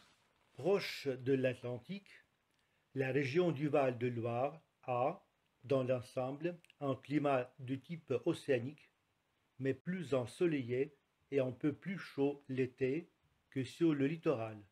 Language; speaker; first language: French; non-native, fluent; Russian